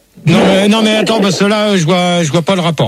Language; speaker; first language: French; native; French